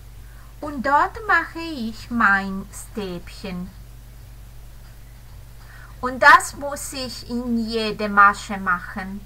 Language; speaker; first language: German; non-native, fluent; Italian